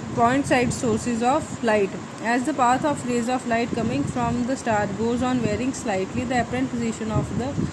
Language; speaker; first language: English; non-native, local second language; Punjabi